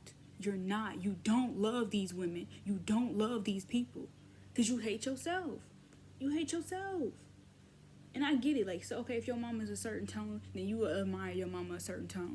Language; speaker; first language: English; native; English